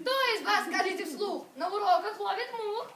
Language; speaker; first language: Russian; native; Russian